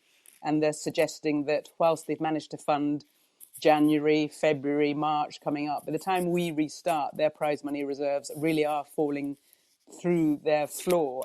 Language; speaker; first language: English; native; English